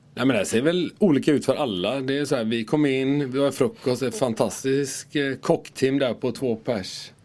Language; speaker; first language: Swedish; native; Swedish